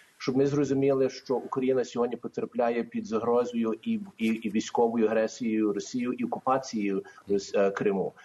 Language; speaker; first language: Ukrainian; early bilingual, heritage; Ukrainian